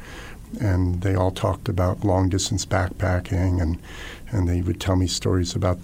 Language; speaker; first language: English; native; English